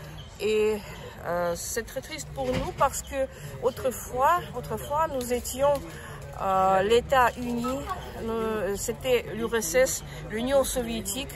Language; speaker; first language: French; non-native, fluent; Russian